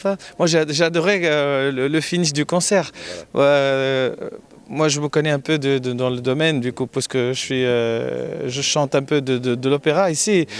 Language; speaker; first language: French; non-native, local second language; Arabic